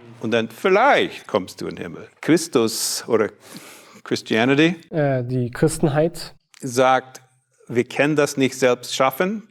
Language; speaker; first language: German; non-native, fluent; English